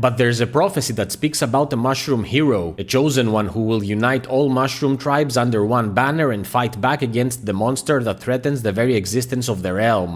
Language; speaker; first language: English; native; English